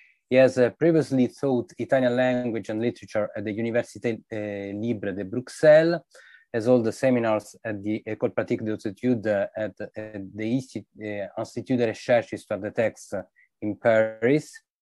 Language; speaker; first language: English; non-native, fluent; Italian